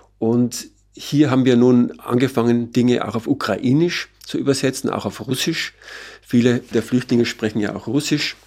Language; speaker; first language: German; native; German